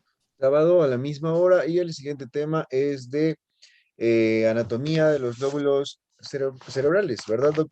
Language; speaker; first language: Spanish; native; Spanish